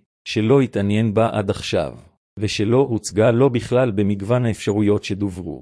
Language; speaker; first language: Hebrew; native; Hebrew